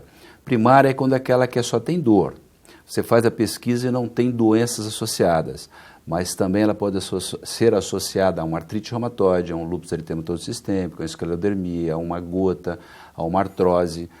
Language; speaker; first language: Portuguese; native; Portuguese